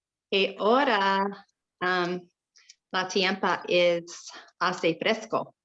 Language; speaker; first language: Spanish; non-native, learner; English